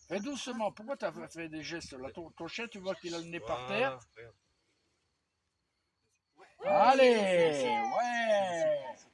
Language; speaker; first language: French; native; French